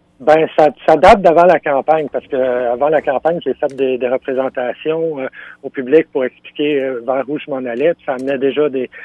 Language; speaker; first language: French; native; French